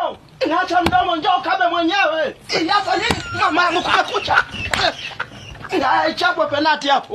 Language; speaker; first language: Swahili; native; Swahili